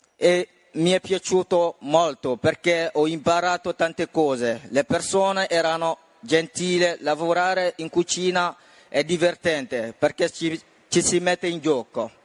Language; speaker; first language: Italian; non-native, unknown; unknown